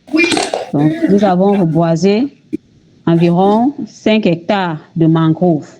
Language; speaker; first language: French; native; French